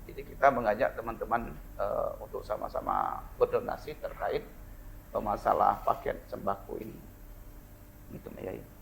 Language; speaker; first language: Indonesian; non-native, local second language; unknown